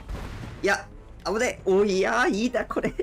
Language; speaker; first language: Japanese; non-native, learner; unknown